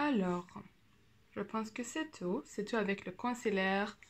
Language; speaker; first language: French; non-native, learner; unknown